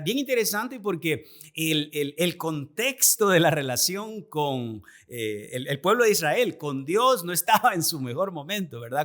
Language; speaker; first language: Spanish; native; Spanish